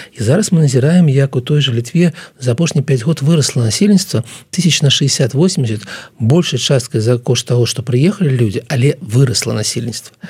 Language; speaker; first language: Belarusian; non-native, local second language; Russian